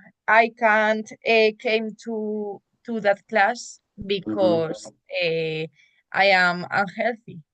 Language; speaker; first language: English; non-native, learner; Spanish